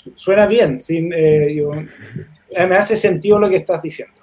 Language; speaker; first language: Spanish; non-native, fluent; English